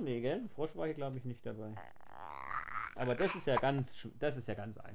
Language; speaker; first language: German; native; German